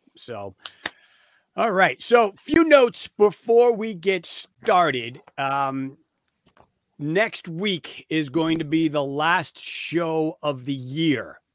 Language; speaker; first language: English; native; English